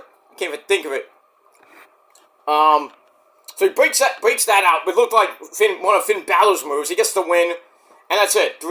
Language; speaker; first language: English; native; English